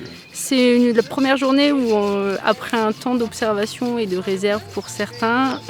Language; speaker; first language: French; native; French